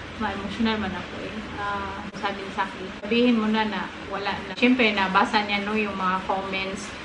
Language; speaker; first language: Filipino; non-native, local second language; Cebuano